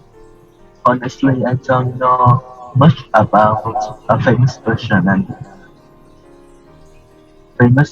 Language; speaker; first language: English; non-native, learner; Vietnamese